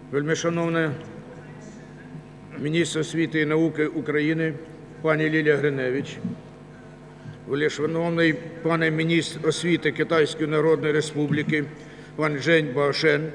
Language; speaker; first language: Ukrainian; native; Ukrainian